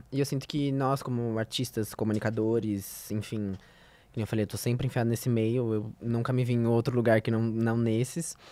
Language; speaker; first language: Portuguese; native; Portuguese